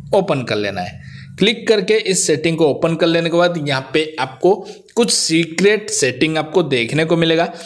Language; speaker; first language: Hindi; non-native, local second language; Odia